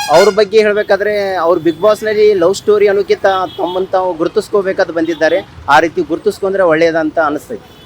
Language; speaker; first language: Kannada; native; Kannada